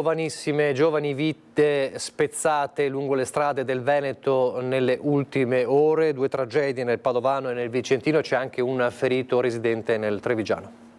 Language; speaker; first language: Italian; native; Italian